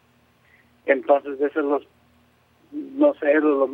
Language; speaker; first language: Spanish; non-native, local second language; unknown